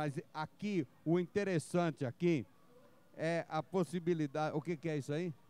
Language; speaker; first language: Portuguese; native; Portuguese